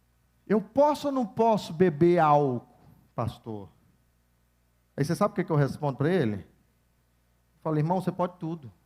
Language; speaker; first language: Portuguese; native; Portuguese